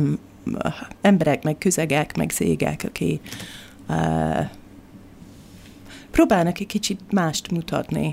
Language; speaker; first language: Hungarian; non-native, fluent; English